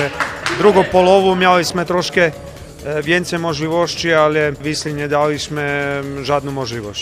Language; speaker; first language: Polish; non-native, fluent; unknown